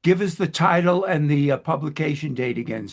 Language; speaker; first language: English; native; English